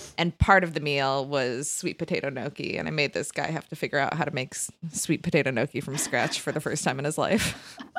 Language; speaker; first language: English; native; English